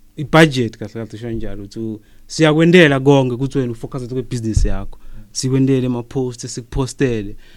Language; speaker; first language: Zulu; non-native, local second language; Swati